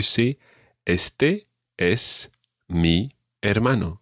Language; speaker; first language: Spanish; non-native, fluent; English